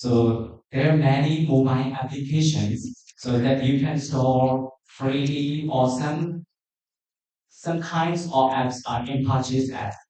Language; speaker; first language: English; non-native, fluent; Burmese